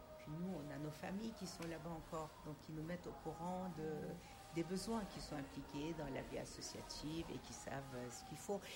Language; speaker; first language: French; non-native, local second language; Armenian